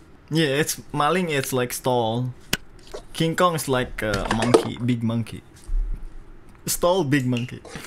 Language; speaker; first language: English; non-native, fluent; Indonesian